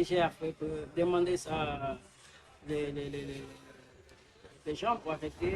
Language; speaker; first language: French; non-native, learner; Portuguese